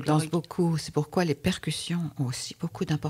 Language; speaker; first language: French; native; French